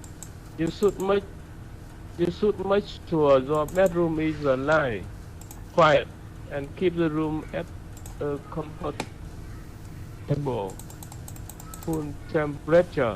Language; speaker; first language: English; non-native, learner; Vietnamese